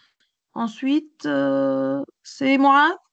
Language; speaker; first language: French; non-native, local second language; Arabic